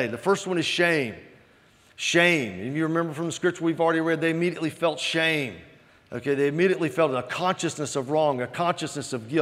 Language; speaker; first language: English; native; English